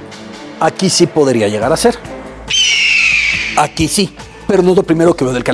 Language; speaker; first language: Spanish; native; Spanish